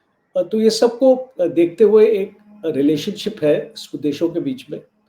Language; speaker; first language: Hindi; native; Hindi